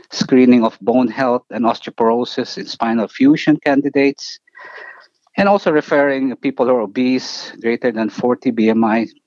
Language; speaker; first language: English; non-native, local second language; Filipino